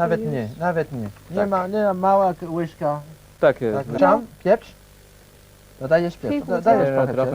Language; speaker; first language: Polish; non-native, learner; Chinese